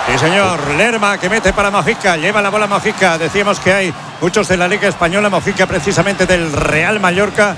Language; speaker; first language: Spanish; native; Spanish